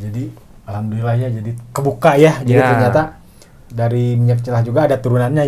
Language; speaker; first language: Indonesian; non-native, local second language; Sundanese